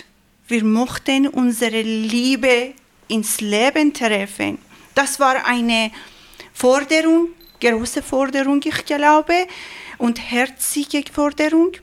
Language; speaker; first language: German; non-native, learner; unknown